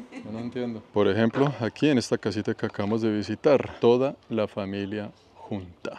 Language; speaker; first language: Spanish; native; Spanish